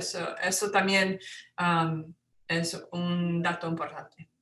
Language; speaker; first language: Spanish; non-native, fluent; English